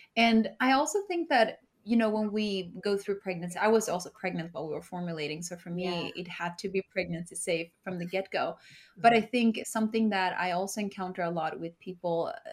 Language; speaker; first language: English; early bilingual, heritage; Spanish